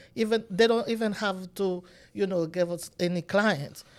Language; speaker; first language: English; non-native, learner; Haitian Creole